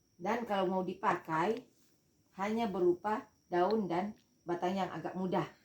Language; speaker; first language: Indonesian; native; Indonesian